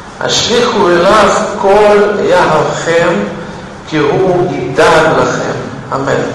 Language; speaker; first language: Hebrew; non-native, fluent; Russian